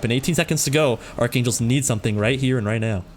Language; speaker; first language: English; native; English